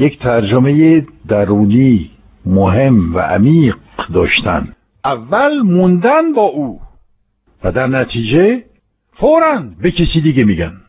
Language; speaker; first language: Persian; non-native, fluent; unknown